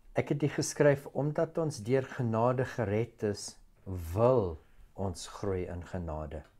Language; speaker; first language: Afrikaans; non-native, local second language; English